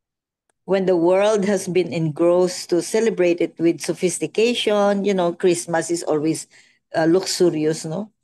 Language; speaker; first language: English; non-native, local second language; Filipino